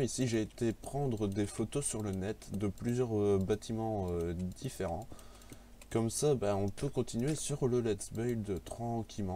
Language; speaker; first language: French; native; French